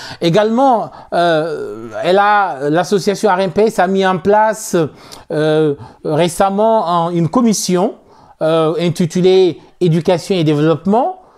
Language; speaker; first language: French; non-native, local second language; Soninke